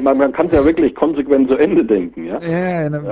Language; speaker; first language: German; native; German